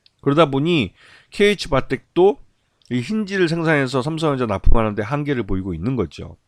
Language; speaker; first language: Korean; native; Korean